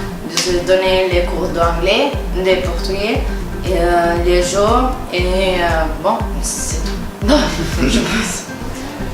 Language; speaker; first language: French; non-native, learner; Portuguese